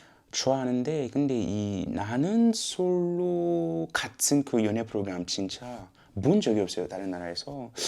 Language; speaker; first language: Korean; non-native, fluent; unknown